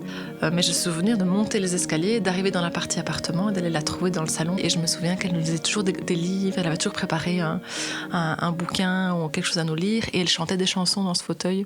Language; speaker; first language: French; native; French